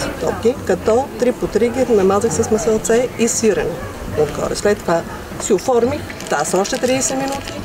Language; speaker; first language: Bulgarian; native; Bulgarian